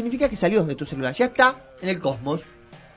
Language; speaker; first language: Spanish; native; Spanish